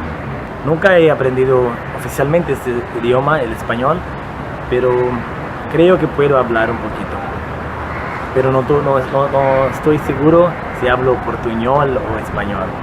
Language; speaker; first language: Spanish; non-native, learner; Portuguese